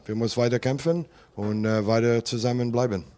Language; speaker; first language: German; non-native, learner; French